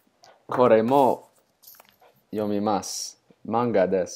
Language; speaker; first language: Japanese; non-native, learner; English